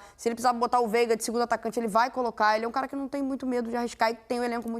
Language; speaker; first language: Portuguese; native; Portuguese